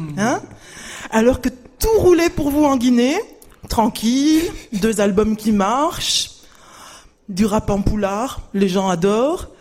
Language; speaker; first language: French; native; French